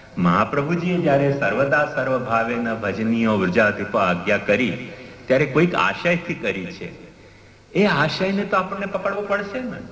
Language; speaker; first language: Gujarati; non-native, local second language; Hindi